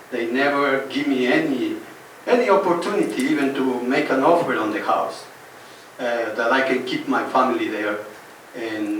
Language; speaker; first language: English; non-native, fluent; Spanish